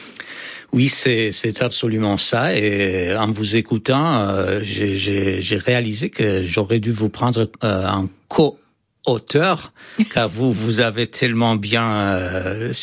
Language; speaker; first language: French; non-native, fluent; Romanian